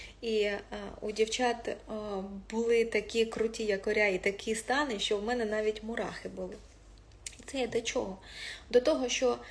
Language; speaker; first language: Ukrainian; non-native, local second language; Russian